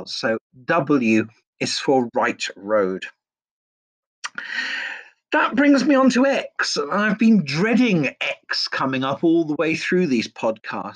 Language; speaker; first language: English; native; English